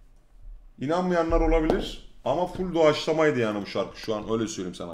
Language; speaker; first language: Turkish; early bilingual, heritage; Turkish